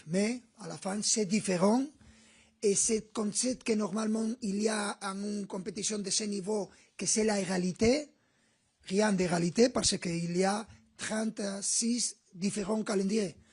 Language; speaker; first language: French; non-native, learner; Spanish